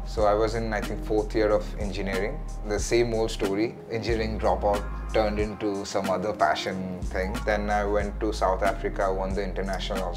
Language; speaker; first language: English; non-native, local second language; Assamese